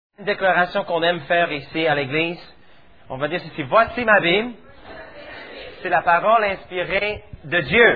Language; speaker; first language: French; native; French